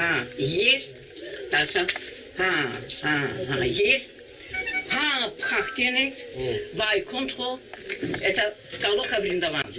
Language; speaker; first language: Russian; non-native, learner; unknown